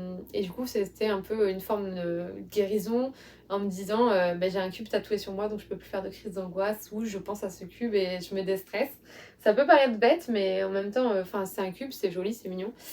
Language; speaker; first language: French; native; French